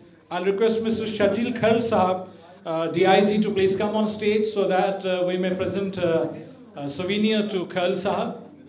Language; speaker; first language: English; non-native, local second language; Urdu